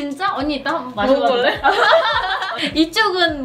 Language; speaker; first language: Korean; early bilingual, heritage; Korean